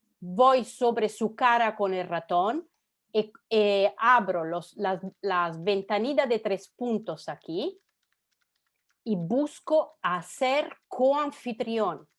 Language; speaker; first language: Spanish; non-native, fluent; Italian